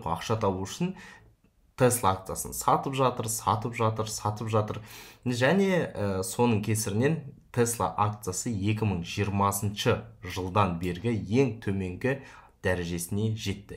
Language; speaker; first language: Kazakh; native; Kazakh